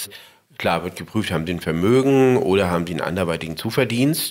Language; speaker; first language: German; native; German